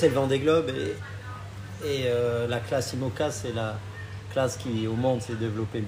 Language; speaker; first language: French; native; French